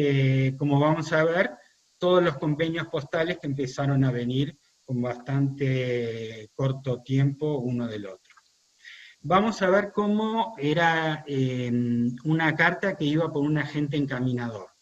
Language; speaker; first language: Spanish; native; Spanish